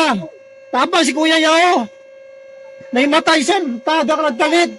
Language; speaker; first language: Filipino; non-native, local second language; Cebuano